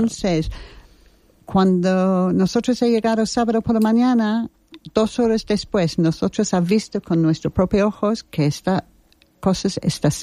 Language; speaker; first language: Spanish; non-native, learner; English